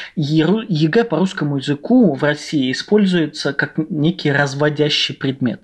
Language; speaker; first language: Russian; native; Russian